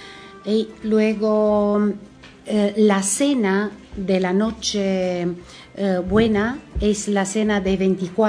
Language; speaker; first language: Spanish; non-native, fluent; Romanian